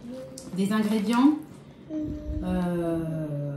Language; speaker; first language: French; native; French